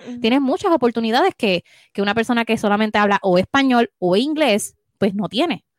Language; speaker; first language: Spanish; native; Spanish